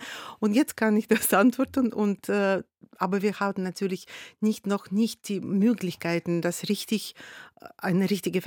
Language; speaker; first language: German; non-native, fluent; Russian